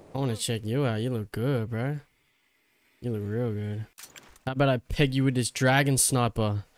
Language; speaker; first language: English; native; English